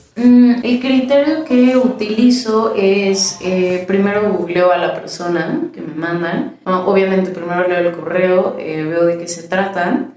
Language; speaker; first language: Spanish; native; Spanish